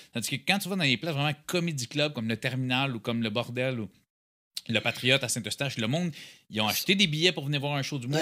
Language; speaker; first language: French; native; French